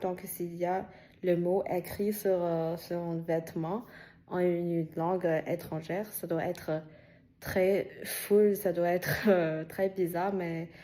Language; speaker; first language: French; non-native, fluent; Chinese